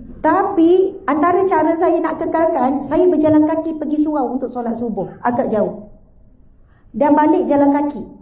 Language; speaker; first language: Malay; native; Malay